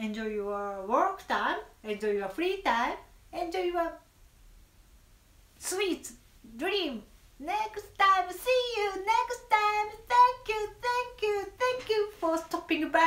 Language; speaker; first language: English; non-native, learner; Japanese